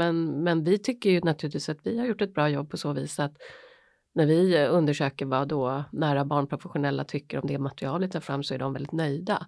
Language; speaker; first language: Swedish; native; Swedish